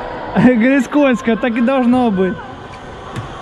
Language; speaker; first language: Russian; native; Russian